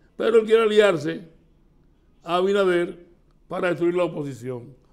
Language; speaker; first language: Spanish; native; Spanish